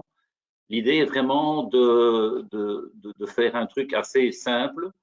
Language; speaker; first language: French; native; French